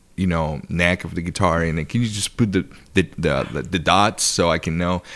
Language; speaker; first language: English; non-native, fluent; Spanish